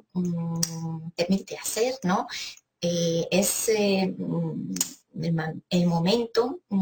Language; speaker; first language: Spanish; non-native, fluent; Ukrainian